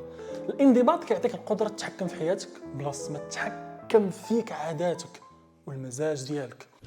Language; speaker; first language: Arabic; native; Arabic